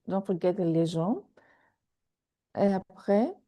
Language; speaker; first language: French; non-native, fluent; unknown